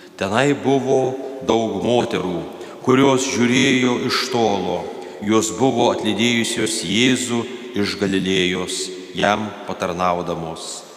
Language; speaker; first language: Lithuanian; native; Lithuanian